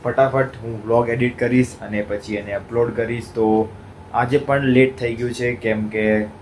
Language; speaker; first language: Gujarati; early bilingual, other home language; Hindi